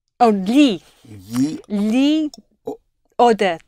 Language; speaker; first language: Italian; non-native, learner; English